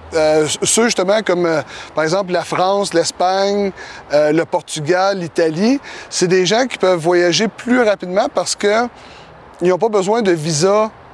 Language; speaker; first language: French; native; French